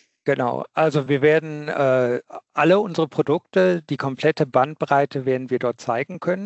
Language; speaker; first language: German; native; German